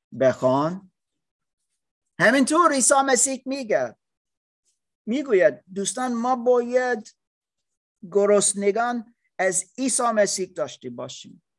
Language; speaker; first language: Persian; non-native, learner; English